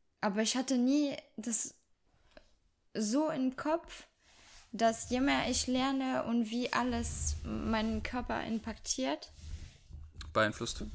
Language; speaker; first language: German; non-native, fluent; French